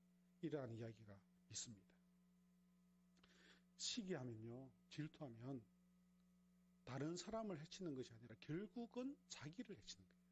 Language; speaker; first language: Korean; native; Korean